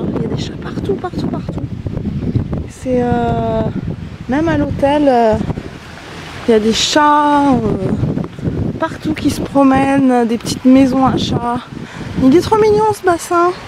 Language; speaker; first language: French; native; French